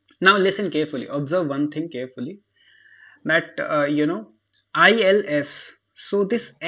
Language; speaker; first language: English; non-native, local second language; Hindi